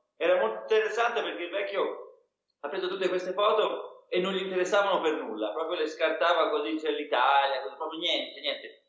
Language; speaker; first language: Italian; early bilingual, heritage; Italian